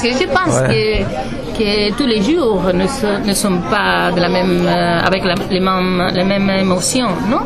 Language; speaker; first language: French; non-native, learner; Spanish